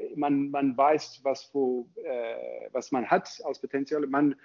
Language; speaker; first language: German; non-native, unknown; English